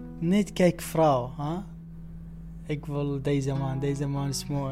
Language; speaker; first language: Dutch; non-native, learner; Arabic